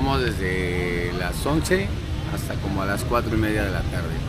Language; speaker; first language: Spanish; native; Spanish